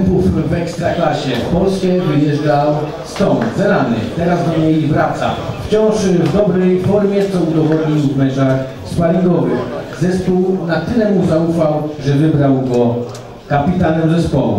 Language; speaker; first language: Polish; native; Polish